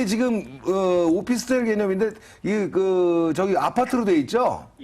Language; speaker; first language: Korean; native; Korean